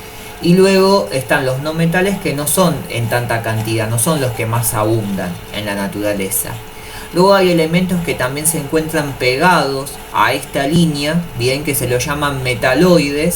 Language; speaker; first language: Spanish; native; Spanish